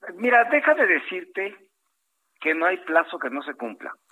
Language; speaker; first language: Spanish; native; Spanish